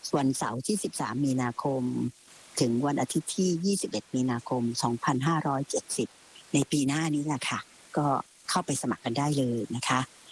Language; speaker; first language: Thai; native; Thai